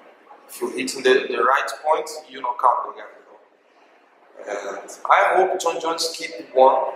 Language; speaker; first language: English; non-native, learner; Portuguese